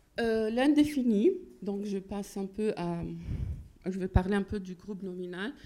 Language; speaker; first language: French; non-native, fluent; Arabic